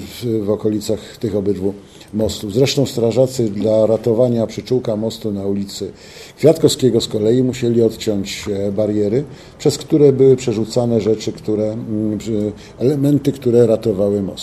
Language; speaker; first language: Polish; native; Polish